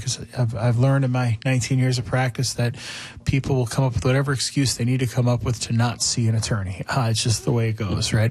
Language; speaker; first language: English; native; English